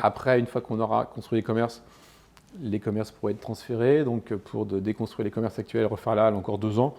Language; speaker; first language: French; native; French